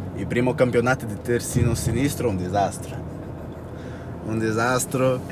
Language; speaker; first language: Italian; non-native, fluent; Portuguese